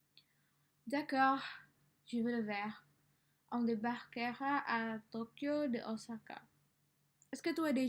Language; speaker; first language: French; non-native, learner; Indonesian